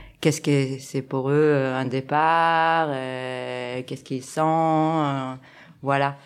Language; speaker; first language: French; non-native, fluent; Spanish